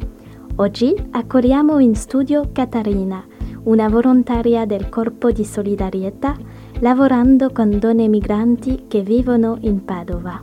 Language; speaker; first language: Italian; non-native, learner; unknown